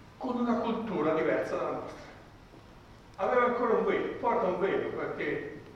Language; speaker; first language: Italian; native; Italian